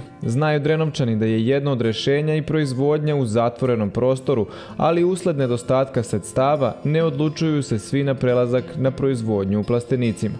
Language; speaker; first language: Serbian; native; Serbian